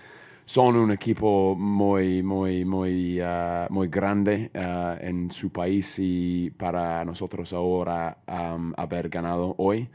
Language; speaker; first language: Spanish; non-native, fluent; English